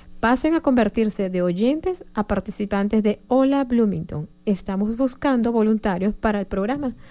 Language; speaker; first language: Spanish; native; Spanish